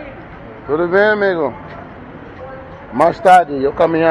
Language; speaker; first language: Portuguese; non-native, learner; English